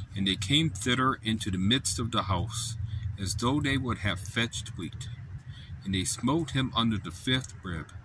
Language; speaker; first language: English; native; English